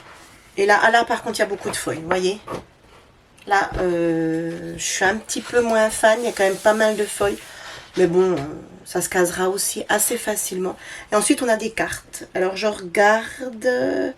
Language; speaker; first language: French; native; French